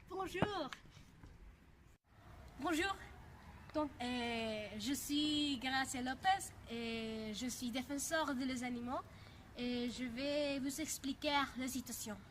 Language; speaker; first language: French; non-native, learner; Spanish